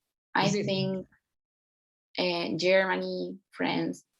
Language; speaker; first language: English; non-native, learner; Spanish